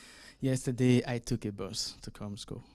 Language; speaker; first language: English; non-native, learner; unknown